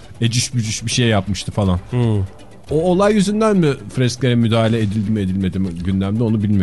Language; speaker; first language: Turkish; native; Turkish